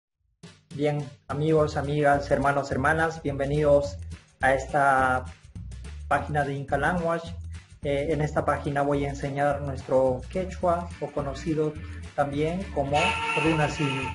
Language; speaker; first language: Spanish; non-native, local second language; Quechua